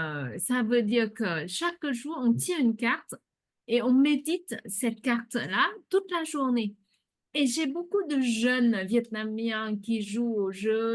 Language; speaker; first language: French; non-native, fluent; Vietnamese